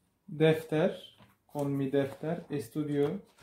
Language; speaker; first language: Spanish; non-native, learner; Turkish